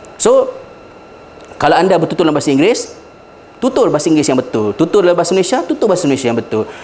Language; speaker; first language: Malay; native; Malay